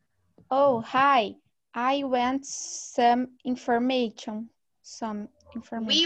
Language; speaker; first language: English; non-native, learner; Portuguese